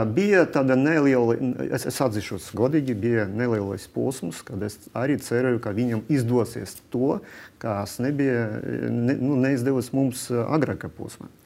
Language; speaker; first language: Latvian; non-native, local second language; Russian